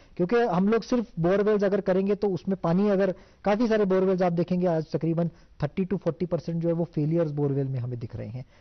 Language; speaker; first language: Hindi; non-native, local second language; Marathi